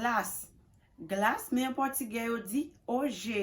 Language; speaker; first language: French; non-native, local second language; Haitian Creole